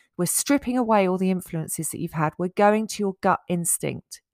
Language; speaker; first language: English; native; English